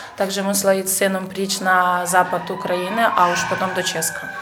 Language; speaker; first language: Czech; non-native, fluent; Ukrainian